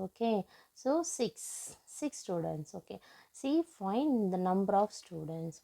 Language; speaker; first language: English; non-native, local second language; Tamil